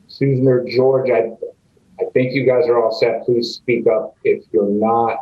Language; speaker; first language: English; native; English